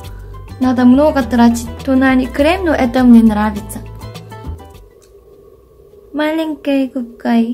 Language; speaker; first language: Russian; non-native, fluent; Korean